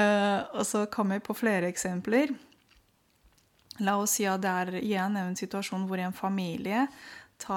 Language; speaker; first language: Norwegian; non-native, fluent; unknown